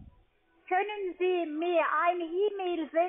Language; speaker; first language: German; non-native, learner; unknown